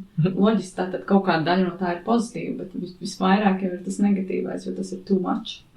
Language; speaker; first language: Latvian; native; Latvian